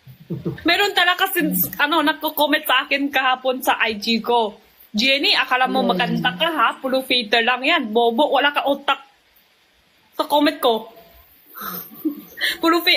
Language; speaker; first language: Filipino; non-native, learner; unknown